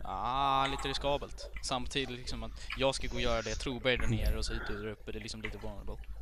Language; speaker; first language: Swedish; native; Swedish